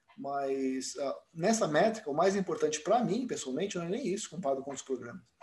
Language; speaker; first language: Portuguese; native; Portuguese